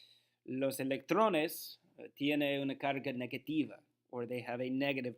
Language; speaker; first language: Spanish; non-native, learner; English